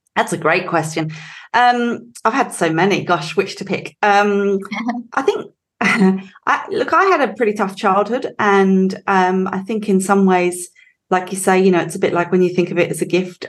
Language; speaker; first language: English; native; English